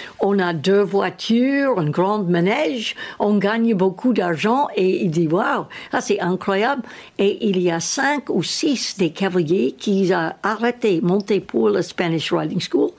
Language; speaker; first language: French; non-native, fluent; English